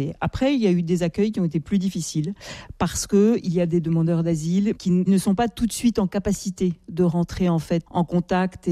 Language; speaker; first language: French; native; French